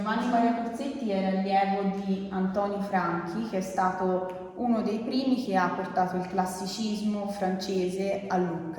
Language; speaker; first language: Italian; native; Italian